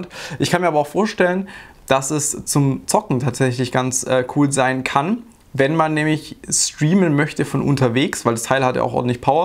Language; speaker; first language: German; native; German